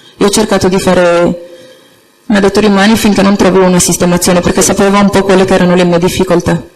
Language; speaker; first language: Italian; early bilingual, other home language; Arabic